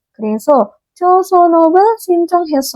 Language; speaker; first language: Korean; non-native, fluent; Indonesian